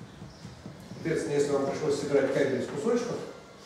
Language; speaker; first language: Russian; native; Russian